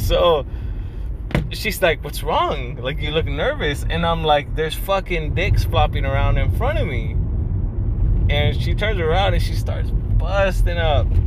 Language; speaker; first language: English; early bilingual, other home language; Spanish